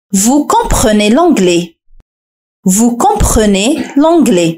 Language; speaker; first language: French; non-native, fluent; Arabic